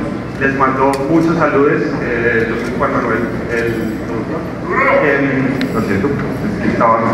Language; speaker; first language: Spanish; native; Spanish